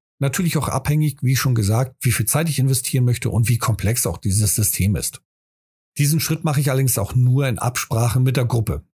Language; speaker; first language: German; native; German